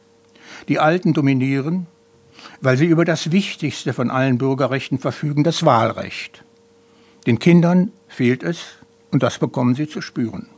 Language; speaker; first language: German; native; German